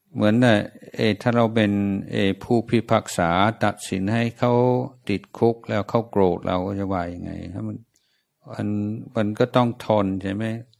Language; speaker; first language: Thai; non-native, fluent; English